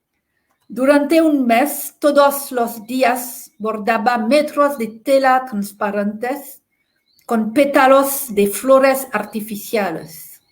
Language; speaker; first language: Spanish; non-native, fluent; French